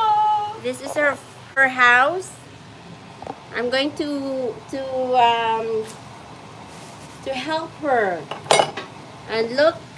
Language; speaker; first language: English; non-native, local second language; Filipino